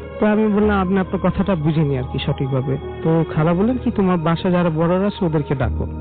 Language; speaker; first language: Bangla; early bilingual, heritage; Bangla